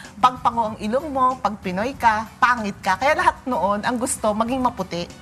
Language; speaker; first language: Filipino; native; Filipino